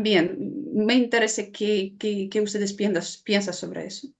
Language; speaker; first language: Spanish; non-native, fluent; Ukrainian